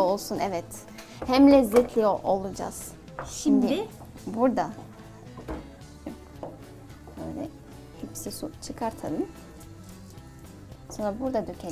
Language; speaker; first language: Turkish; non-native, learner; Arabic